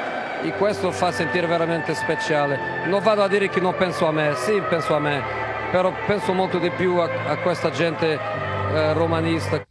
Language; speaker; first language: Italian; non-native, fluent; Portuguese